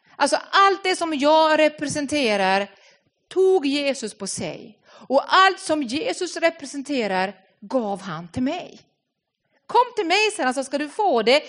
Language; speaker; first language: Swedish; non-native, fluent; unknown